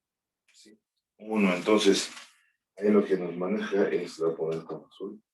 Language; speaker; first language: Spanish; native; Spanish